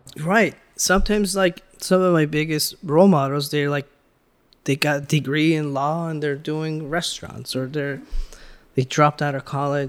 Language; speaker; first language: English; early bilingual, other home language; Persian